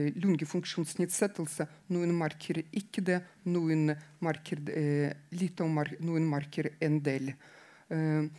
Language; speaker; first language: Norwegian; non-native, fluent; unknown